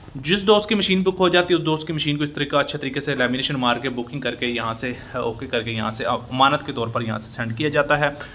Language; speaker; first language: Urdu; non-native, local second language; Punjabi